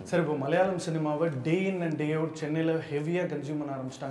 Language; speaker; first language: Tamil; native; Tamil